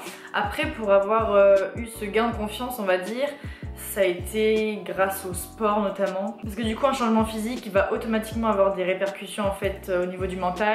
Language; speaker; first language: French; native; French